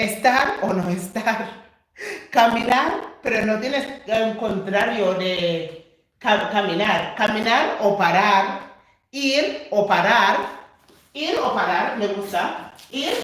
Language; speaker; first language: Spanish; non-native, fluent; English